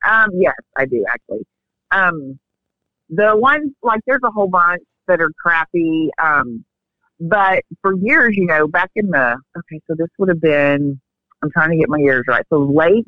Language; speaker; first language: English; native; English